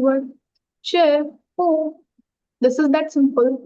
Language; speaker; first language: English; non-native, local second language; Marathi